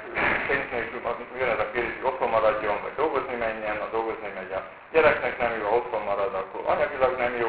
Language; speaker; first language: Hungarian; native; Hungarian